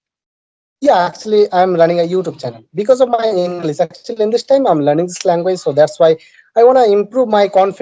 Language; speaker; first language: English; non-native, learner; Bangla